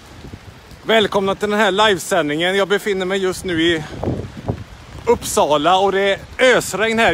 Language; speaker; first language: Swedish; native; Swedish